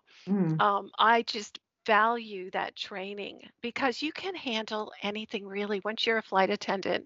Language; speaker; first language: English; native; English